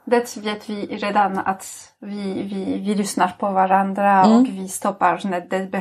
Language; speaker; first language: Swedish; non-native, fluent; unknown